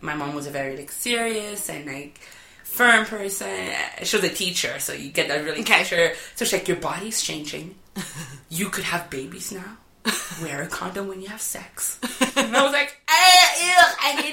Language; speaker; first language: English; non-native, fluent; French